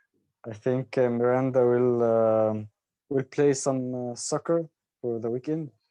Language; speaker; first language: English; non-native, learner; Arabic